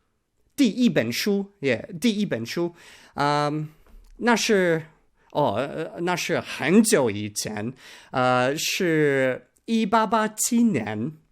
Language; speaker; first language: Chinese; non-native, learner; English